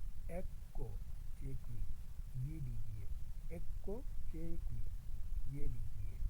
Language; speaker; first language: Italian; non-native, learner; Urdu